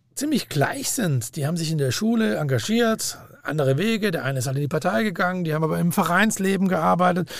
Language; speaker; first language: German; native; German